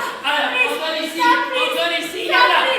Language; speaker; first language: French; non-native, local second language; Arabic